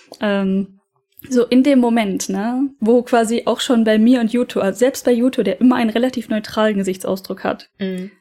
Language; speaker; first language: German; native; German